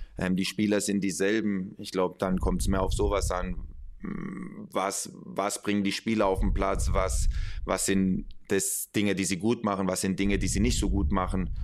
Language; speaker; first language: German; early bilingual, other home language; Spanish